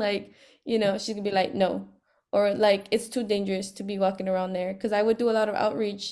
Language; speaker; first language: English; native; English